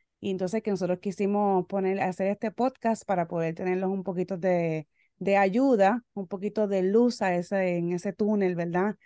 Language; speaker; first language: Spanish; native; Spanish